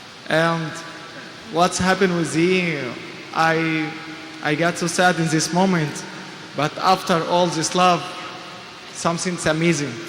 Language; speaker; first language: English; non-native, fluent; Arabic